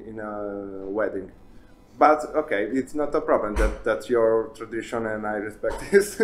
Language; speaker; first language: English; non-native, learner; Italian